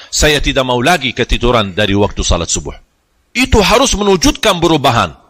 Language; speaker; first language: Malay; non-native, fluent; Arabic